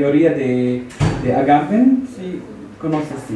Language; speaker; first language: Spanish; non-native, fluent; French